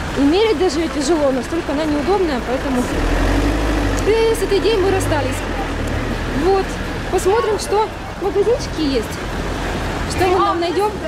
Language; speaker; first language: Russian; native; Russian